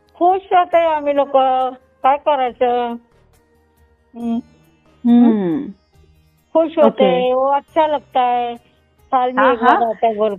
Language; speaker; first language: Hindi; non-native, local second language; Marathi